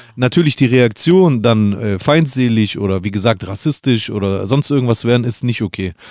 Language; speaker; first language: German; early bilingual, other home language; Greek